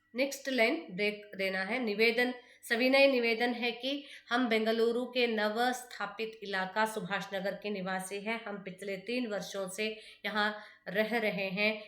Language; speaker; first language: Hindi; non-native, local second language; Kannada